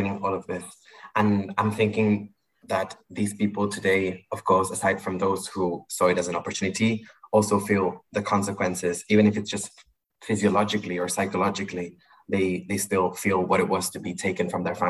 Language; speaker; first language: English; non-native, fluent; Spanish